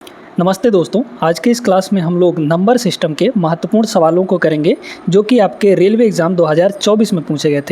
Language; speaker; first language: Hindi; native; Hindi